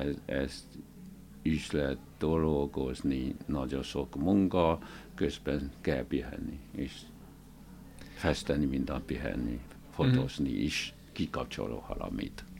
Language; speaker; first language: Hungarian; non-native, learner; Chinese